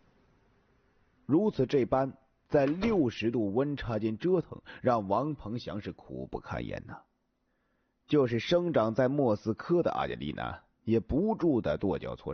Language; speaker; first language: Chinese; native; Chinese